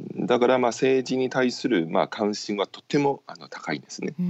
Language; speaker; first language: Japanese; non-native, fluent; Chinese